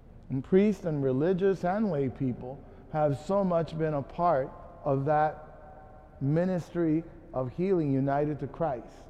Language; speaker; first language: English; early bilingual, other home language; Spanish